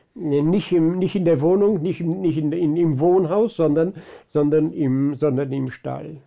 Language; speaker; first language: German; early bilingual, other home language; Polish